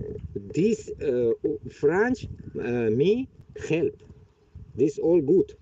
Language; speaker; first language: English; non-native, learner; Bashkir